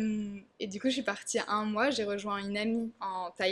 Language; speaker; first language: French; native; French